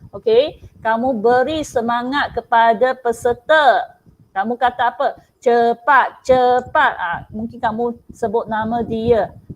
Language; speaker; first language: Malay; non-native, local second language; Chinese